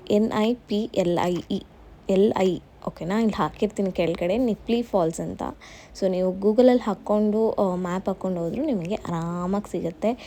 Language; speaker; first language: Kannada; non-native, local second language; Marathi